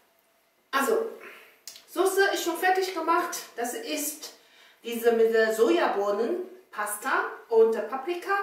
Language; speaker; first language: German; non-native, learner; Chinese